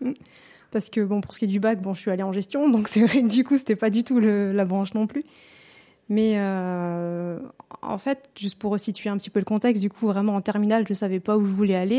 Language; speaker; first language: French; native; French